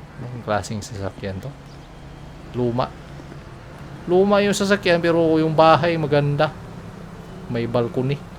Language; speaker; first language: Filipino; non-native, local second language; Cebuano